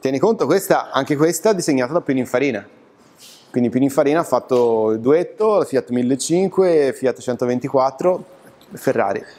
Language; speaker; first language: Italian; native; Italian